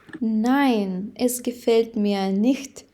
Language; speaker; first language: German; non-native, fluent; Ukrainian